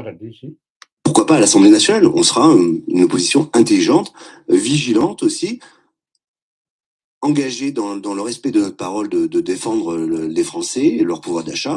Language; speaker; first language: French; native; French